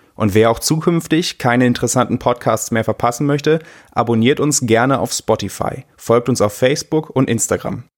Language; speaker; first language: German; native; German